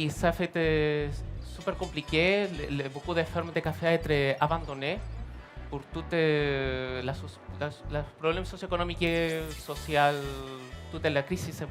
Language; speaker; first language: French; non-native, fluent; Spanish